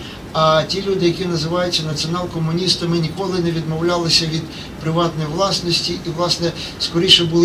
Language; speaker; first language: Ukrainian; native; Ukrainian